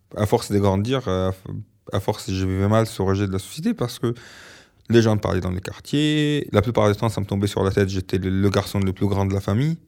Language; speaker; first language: French; non-native, fluent; Arabic